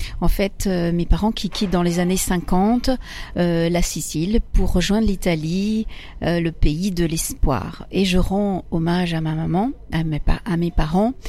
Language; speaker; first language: French; early bilingual, other home language; Italian